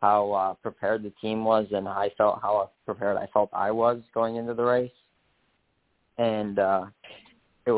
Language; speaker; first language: English; native; English